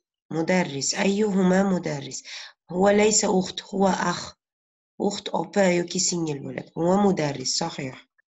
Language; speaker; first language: Arabic; non-native, fluent; Uzbek